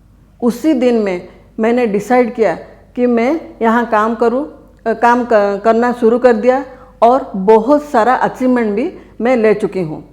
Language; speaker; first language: Hindi; non-native, local second language; Odia